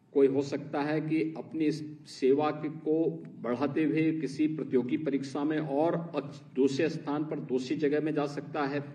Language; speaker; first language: Hindi; native; Hindi